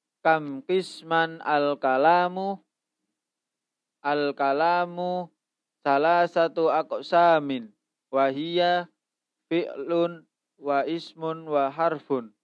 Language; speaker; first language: Arabic; non-native, learner; Indonesian